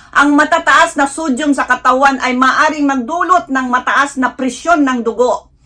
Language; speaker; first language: Filipino; non-native, local second language; Iloko